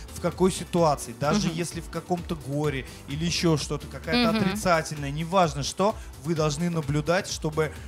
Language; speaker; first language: Russian; native; Russian